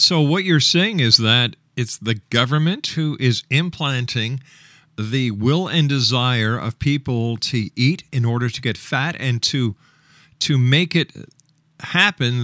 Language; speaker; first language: English; native; English